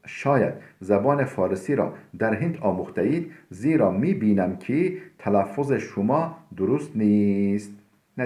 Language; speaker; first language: Persian; non-native, fluent; Turkish